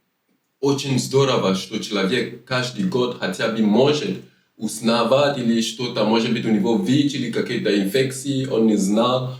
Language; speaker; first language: Russian; non-native, learner; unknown